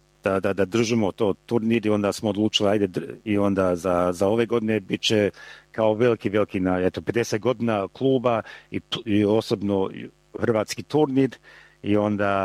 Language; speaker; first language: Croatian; early bilingual, heritage; Croatian